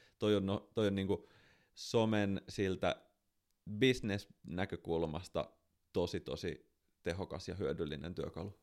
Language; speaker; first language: Finnish; native; Finnish